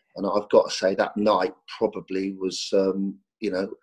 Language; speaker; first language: English; native; English